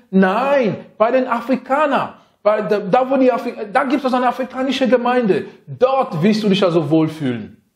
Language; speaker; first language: German; non-native, fluent; French